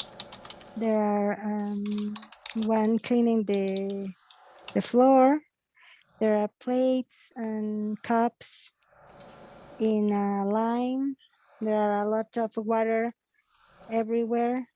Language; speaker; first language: English; non-native, learner; Spanish